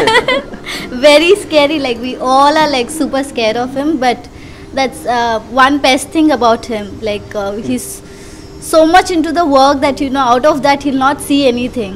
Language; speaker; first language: Tamil; early bilingual, heritage; Tamil